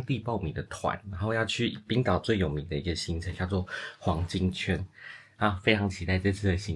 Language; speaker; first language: Chinese; native; Chinese